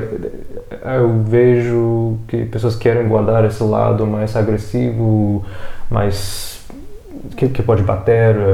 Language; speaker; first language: Portuguese; non-native, fluent; English